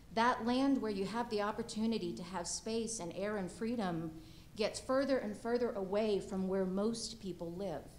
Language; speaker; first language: English; native; English